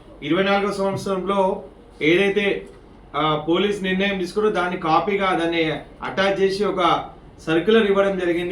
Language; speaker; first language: Telugu; native; Telugu